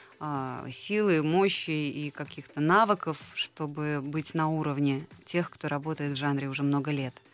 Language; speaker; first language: Russian; native; Russian